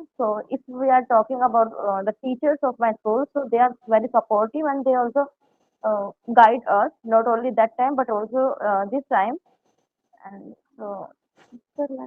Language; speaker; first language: English; non-native, learner; Hindi